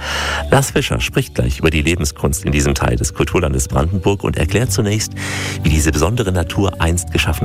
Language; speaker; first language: German; native; German